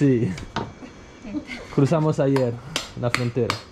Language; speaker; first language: Spanish; non-native, learner; Italian